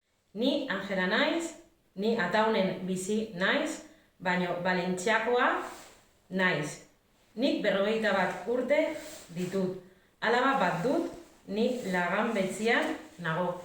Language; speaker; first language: Basque; non-native, learner; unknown